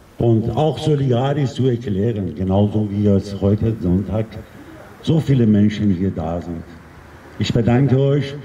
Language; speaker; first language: German; non-native, fluent; Persian